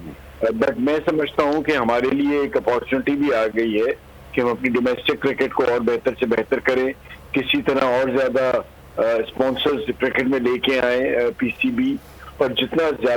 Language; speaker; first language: Urdu; non-native, local second language; Punjabi